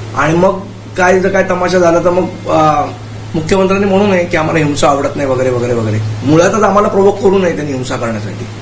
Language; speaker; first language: Marathi; native; Marathi